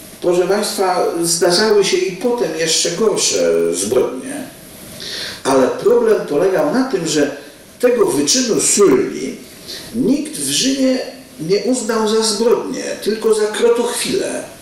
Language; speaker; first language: Polish; native; Polish